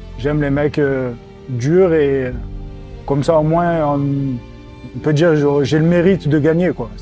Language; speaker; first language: French; native; French